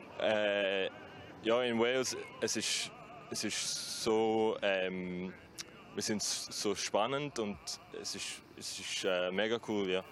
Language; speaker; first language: German; non-native, learner; English